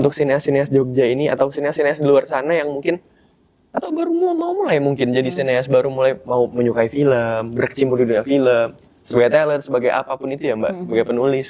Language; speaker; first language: Indonesian; native; Indonesian